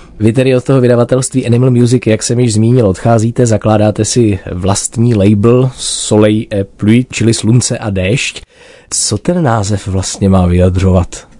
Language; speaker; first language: Czech; native; Czech